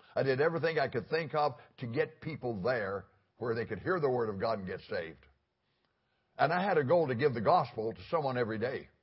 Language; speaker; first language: English; native; English